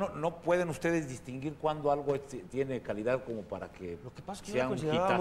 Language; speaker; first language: Spanish; native; Spanish